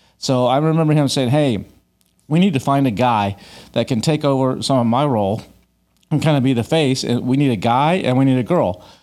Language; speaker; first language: English; native; English